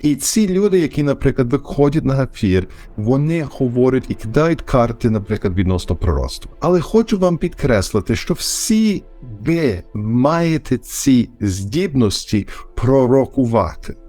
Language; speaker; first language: Ukrainian; early bilingual, heritage; Ukrainian